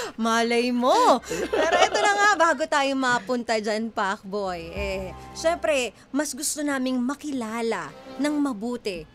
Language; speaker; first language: Filipino; native; Filipino